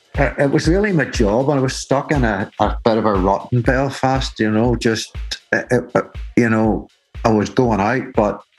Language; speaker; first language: English; native; English